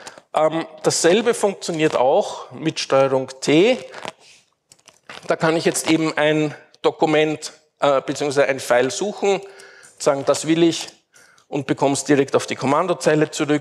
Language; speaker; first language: German; native; German